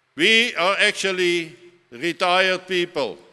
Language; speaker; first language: English; non-native, local second language; Afrikaans